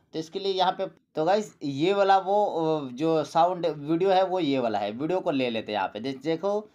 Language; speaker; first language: Hindi; native; Hindi